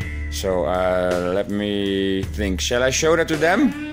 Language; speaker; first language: English; non-native, fluent; Dutch